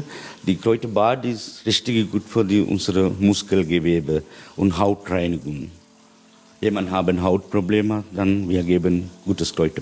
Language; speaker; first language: German; non-native, learner; Sinhala